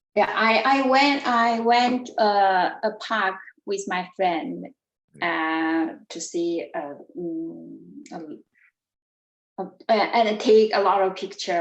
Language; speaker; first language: English; non-native, learner; Chinese